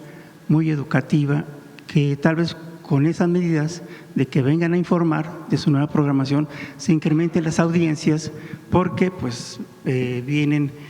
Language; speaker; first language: Spanish; native; Spanish